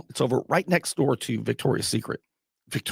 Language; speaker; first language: English; native; English